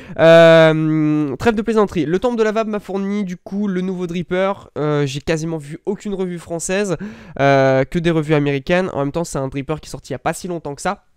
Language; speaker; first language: French; native; French